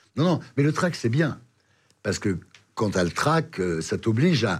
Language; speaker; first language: French; native; French